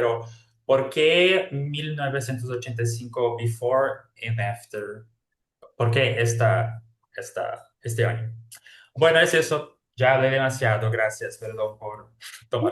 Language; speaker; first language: Spanish; non-native, fluent; Portuguese